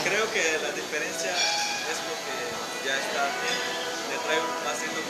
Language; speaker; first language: Spanish; native; Spanish